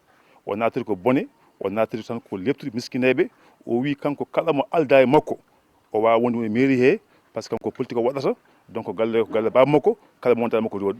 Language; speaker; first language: French; non-native, learner; Fula